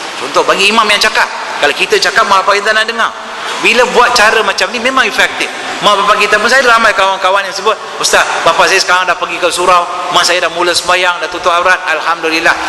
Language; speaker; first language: Malay; non-native, local second language; Tamil